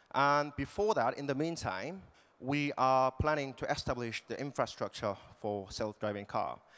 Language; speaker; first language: English; non-native, fluent; Korean